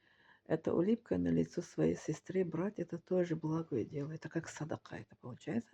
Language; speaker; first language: Russian; non-native, learner; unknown